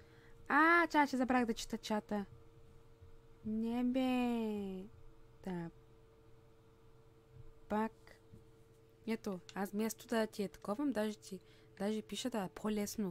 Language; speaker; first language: Bulgarian; native; Bulgarian